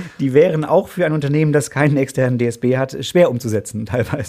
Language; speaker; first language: German; native; German